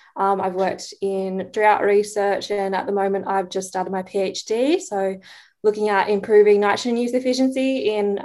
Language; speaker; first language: English; native; English